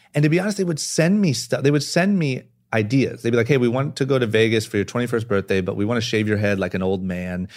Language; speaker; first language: English; native; English